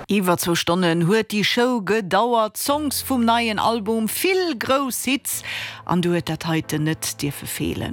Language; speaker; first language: German; non-native, local second language; Luxembourgish